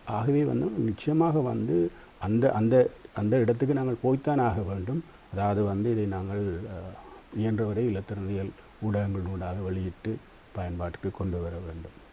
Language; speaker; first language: Tamil; native; Tamil